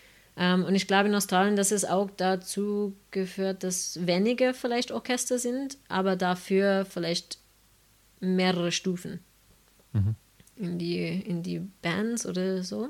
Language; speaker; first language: German; non-native, fluent; English